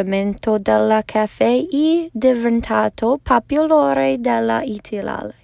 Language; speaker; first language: Italian; non-native, learner; English